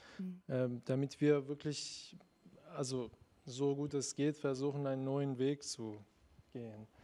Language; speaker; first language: German; non-native, fluent; Persian